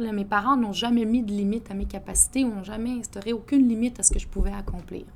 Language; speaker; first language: French; native; French